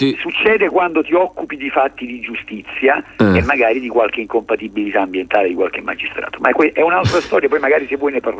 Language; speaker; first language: Italian; native; Italian